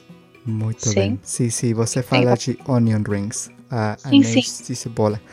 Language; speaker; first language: Portuguese; non-native, learner; Spanish